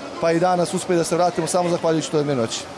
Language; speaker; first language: Serbian; native; Serbian